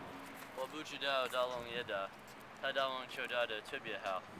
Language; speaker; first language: Chinese; non-native, learner; English